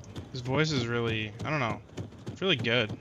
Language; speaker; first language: English; native; English